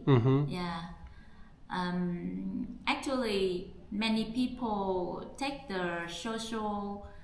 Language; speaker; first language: English; non-native, learner; Vietnamese